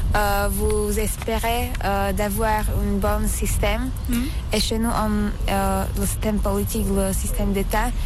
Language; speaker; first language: French; non-native, learner; Slovak